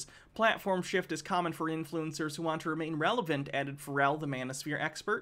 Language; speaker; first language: English; native; English